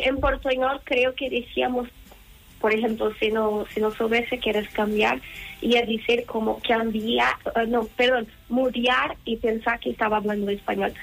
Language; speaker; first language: Spanish; non-native, learner; Portuguese